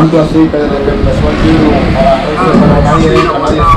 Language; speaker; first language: Spanish; native; Spanish